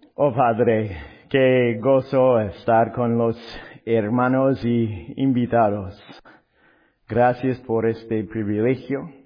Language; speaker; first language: Spanish; non-native, learner; English